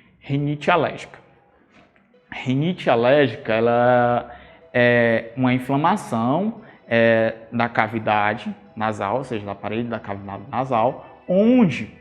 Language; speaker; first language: Portuguese; native; Portuguese